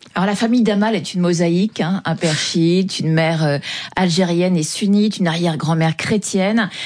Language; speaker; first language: French; native; French